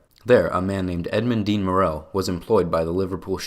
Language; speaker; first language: English; native; English